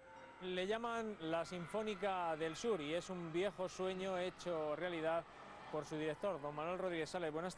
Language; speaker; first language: Spanish; native; Spanish